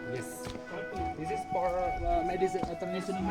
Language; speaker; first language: English; non-native, learner; Sundanese